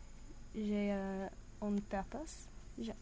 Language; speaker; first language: French; non-native, learner; English